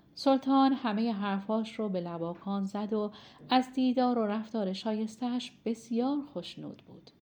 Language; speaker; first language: Persian; native; Persian